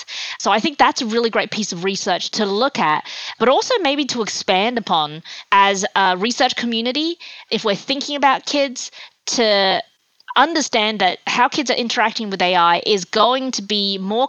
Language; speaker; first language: English; native; English